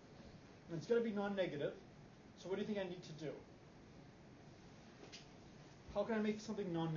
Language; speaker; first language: English; native; English